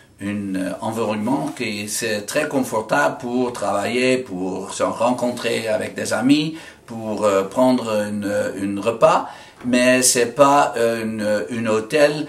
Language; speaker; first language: French; non-native, fluent; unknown